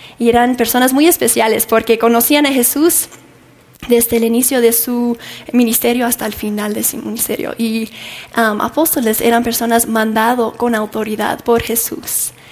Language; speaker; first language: Spanish; non-native, fluent; English